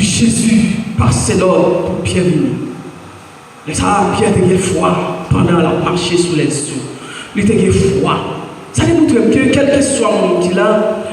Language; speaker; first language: French; non-native, local second language; Haitian Creole